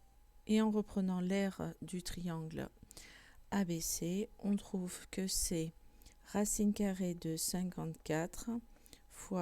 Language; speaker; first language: French; native; French